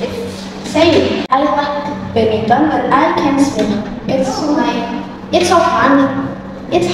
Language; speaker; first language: English; non-native, learner; Indonesian